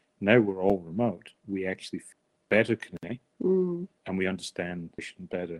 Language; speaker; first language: English; native; English